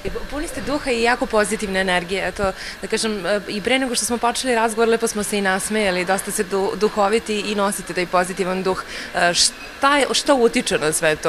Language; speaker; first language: Serbian; native; Serbian